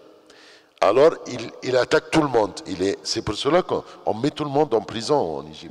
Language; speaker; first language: French; non-native, fluent; Arabic